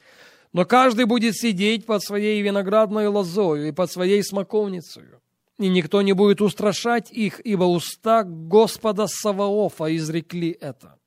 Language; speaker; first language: Russian; native; Russian